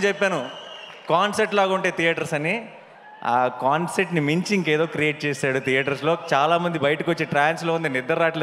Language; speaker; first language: Telugu; native; Telugu